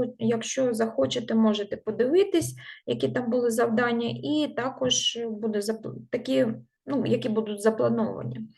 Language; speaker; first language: Ukrainian; non-native, local second language; Russian